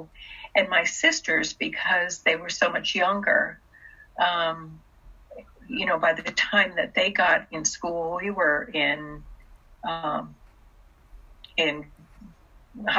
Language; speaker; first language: English; early bilingual, other home language; Russian